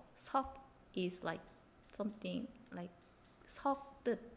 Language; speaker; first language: English; non-native, fluent; Korean